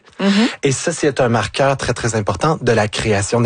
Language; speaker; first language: French; native; French